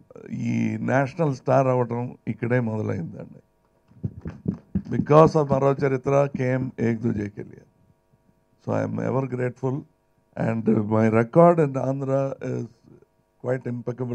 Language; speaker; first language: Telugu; non-native, fluent; Tamil